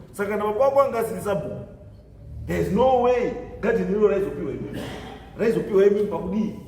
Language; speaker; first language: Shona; native; Shona